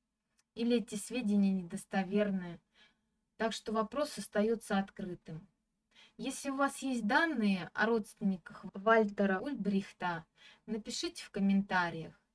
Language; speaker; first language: Russian; native; Russian